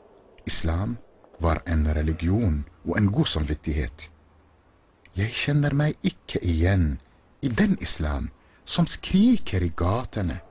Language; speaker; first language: Norwegian; non-native, fluent; Arabic